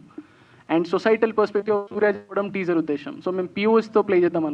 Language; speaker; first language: Telugu; native; Telugu